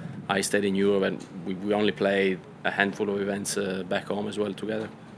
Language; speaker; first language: English; non-native, fluent; Italian